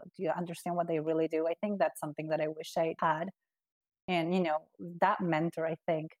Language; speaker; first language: English; non-native, fluent; Spanish